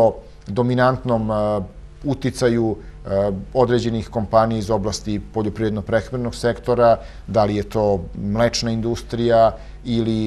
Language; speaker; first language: Serbian; native; Serbian